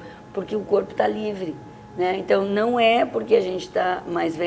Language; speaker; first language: Portuguese; native; Portuguese